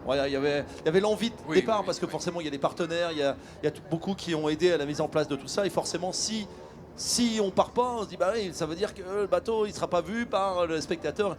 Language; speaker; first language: French; native; French